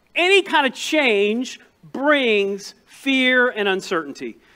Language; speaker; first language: English; native; English